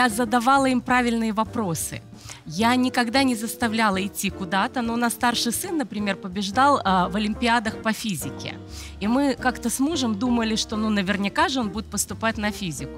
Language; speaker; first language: Russian; native; Russian